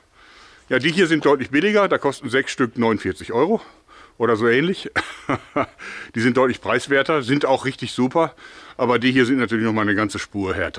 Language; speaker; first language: German; native; German